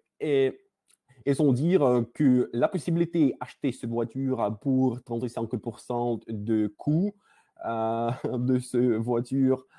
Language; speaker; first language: French; non-native, learner; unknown